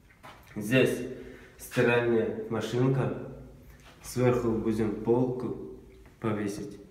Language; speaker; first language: Russian; non-native, local second language; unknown